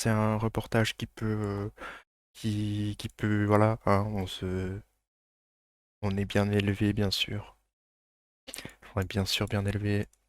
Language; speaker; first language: French; native; French